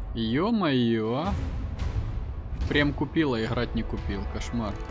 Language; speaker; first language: Russian; native; Russian